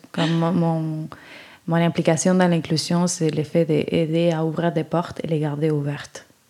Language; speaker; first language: French; non-native, fluent; Spanish